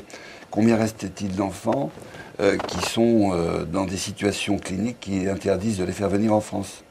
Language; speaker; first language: French; native; French